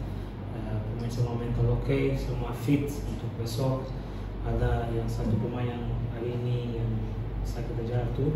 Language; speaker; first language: Indonesian; non-native, fluent; Portuguese